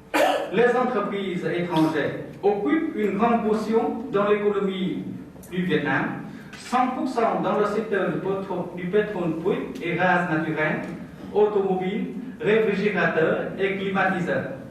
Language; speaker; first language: French; non-native, fluent; Vietnamese